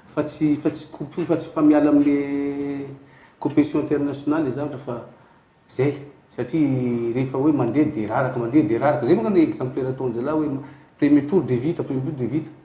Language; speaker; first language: Malagasy; native; Malagasy